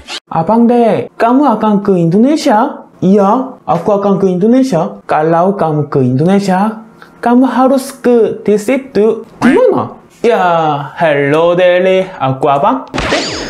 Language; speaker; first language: Indonesian; non-native, learner; Korean